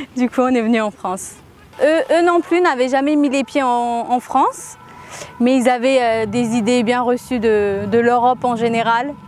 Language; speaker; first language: French; early bilingual, other home language; Armenian